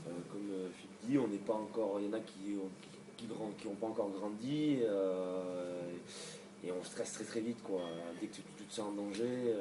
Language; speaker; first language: French; native; French